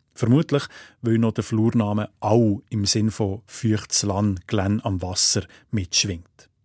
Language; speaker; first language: German; native; German